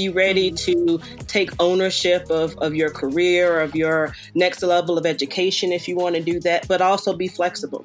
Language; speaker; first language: English; native; English